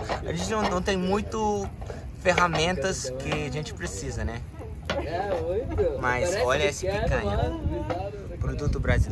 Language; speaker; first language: Portuguese; non-native, learner; English